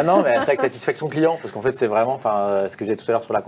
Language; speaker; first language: French; native; French